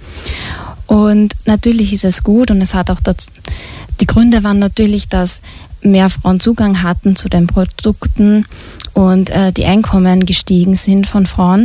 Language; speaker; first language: German; native; German